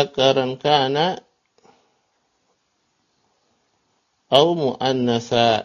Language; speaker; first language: Arabic; non-native, fluent; Indonesian